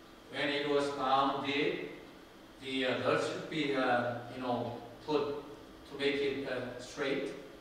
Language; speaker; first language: English; non-native, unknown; Korean